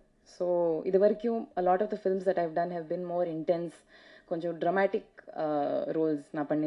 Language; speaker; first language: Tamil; non-native, learner; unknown